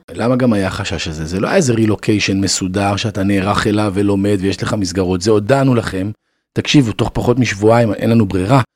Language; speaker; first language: Hebrew; native; Hebrew